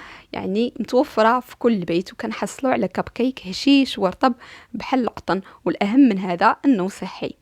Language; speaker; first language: Arabic; native; Arabic